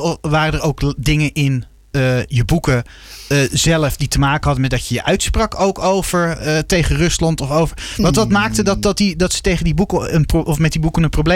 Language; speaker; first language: Dutch; native; Dutch